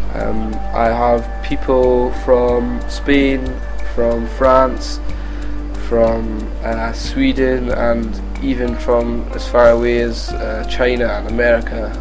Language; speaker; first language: English; native; English